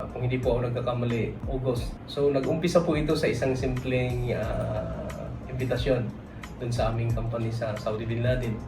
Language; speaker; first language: Filipino; non-native, local second language; Cebuano